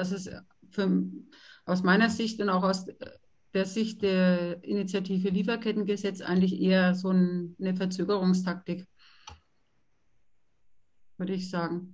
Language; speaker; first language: German; native; German